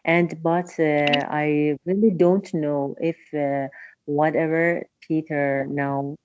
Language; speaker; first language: English; non-native, learner; Persian